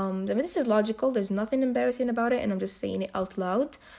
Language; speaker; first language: English; non-native, fluent; Arabic